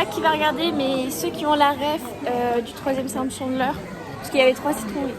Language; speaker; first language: French; native; French